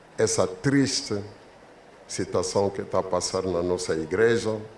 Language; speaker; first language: Portuguese; non-native, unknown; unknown